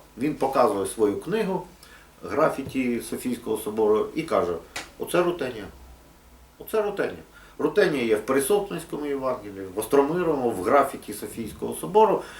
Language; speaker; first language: Ukrainian; non-native, local second language; Russian